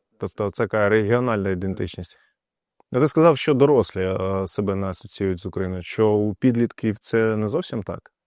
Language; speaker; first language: Ukrainian; non-native, local second language; Russian